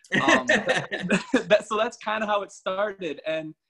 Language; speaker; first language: English; native; English